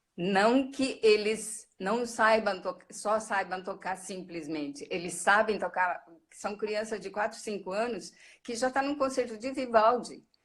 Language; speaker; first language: Portuguese; early bilingual, other home language; Japanese